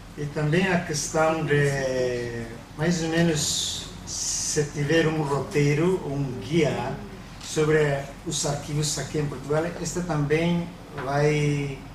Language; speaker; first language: Portuguese; non-native, learner; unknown